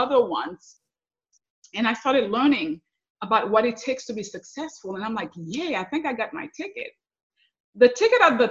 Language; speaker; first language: English; non-native, fluent; Haitian Creole